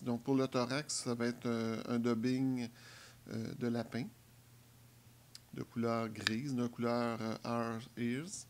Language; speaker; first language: French; native; French